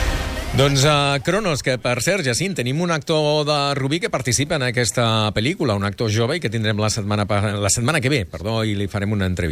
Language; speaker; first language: Catalan; native; Catalan